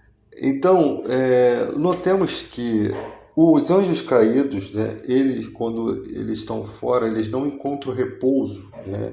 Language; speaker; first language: Portuguese; native; Portuguese